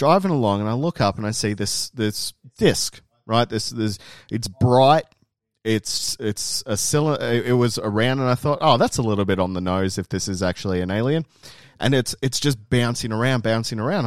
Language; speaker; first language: English; native; English